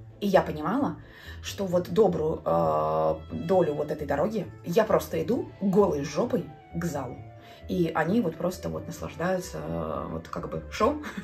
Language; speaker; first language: Russian; non-native, local second language; Latvian